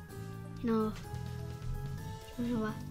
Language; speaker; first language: French; non-native, learner; Japanese